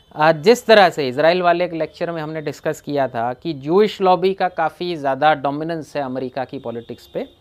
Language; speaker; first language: Hindi; non-native, local second language; Gujarati